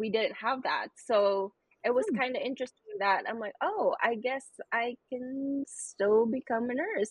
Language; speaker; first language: English; non-native, local second language; Filipino